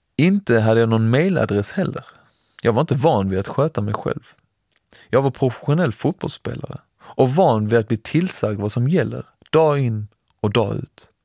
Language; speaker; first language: Swedish; early bilingual, other home language; Persian